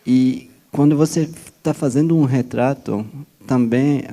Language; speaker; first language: Portuguese; non-native, fluent; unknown